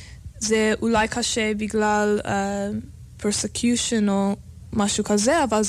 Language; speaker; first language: Hebrew; non-native, learner; English